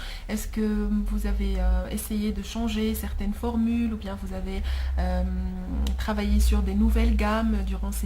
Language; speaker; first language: French; native; French